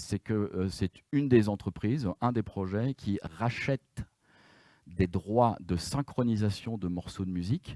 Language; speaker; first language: French; native; French